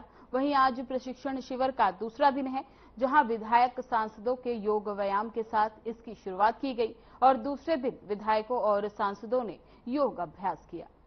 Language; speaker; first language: Hindi; native; Hindi